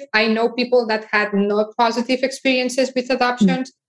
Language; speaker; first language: English; non-native, fluent; Catalan